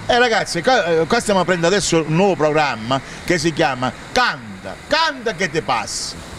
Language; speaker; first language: Italian; native; Italian